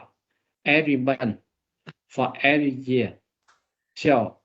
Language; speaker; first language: English; non-native, learner; Vietnamese